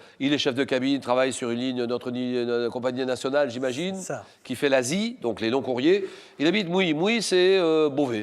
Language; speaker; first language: French; native; French